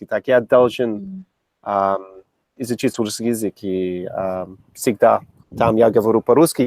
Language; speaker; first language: Russian; non-native, learner; English